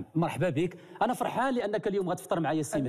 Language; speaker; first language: Arabic; native; Arabic